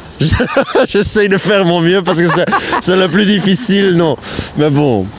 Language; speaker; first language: French; non-native, local second language; Dutch